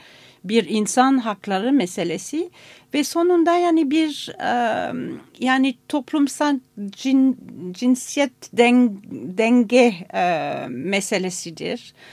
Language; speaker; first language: Turkish; non-native, fluent; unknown